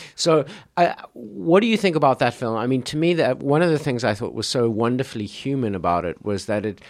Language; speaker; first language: English; native; English